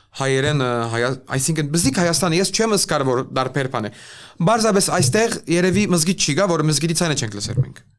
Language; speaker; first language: Armenian; early bilingual, heritage; Armenian